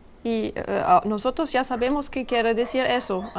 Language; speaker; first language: Spanish; non-native, learner; French